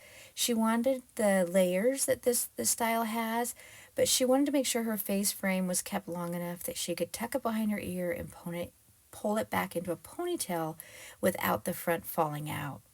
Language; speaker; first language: English; native; English